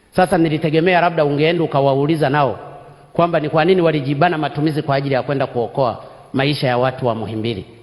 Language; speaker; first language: Swahili; non-native, local second language; Sukuma